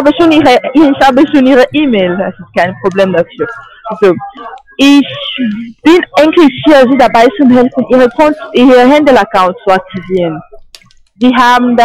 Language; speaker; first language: German; non-native, learner; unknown